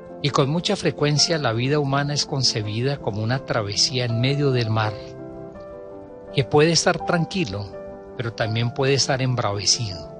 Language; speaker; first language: Spanish; native; Spanish